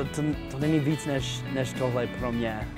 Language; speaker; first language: Czech; non-native, fluent; English